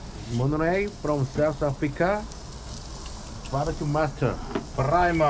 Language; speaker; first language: English; non-native, learner; Korean